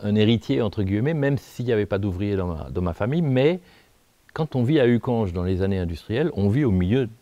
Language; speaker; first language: French; native; French